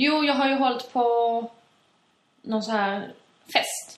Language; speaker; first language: Swedish; native; Swedish